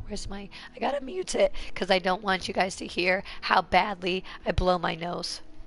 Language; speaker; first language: English; early bilingual, other home language; Turkish